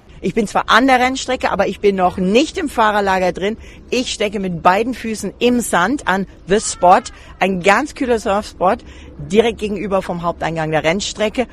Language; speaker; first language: German; native; German